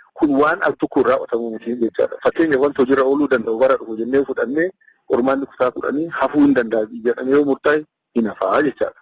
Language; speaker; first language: Oromo; native; Oromo